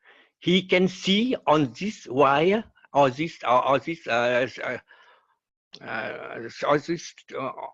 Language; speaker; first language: English; non-native, learner; Vietnamese